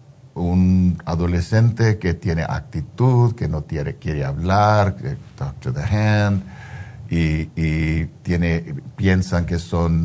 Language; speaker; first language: Spanish; early bilingual, heritage; Spanish